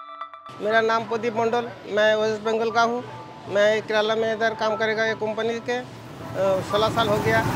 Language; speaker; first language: Hindi; non-native, local second language; Bangla